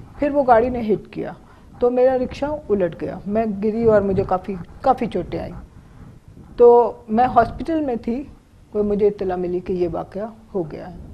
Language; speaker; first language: Urdu; non-native, local second language; Baluchi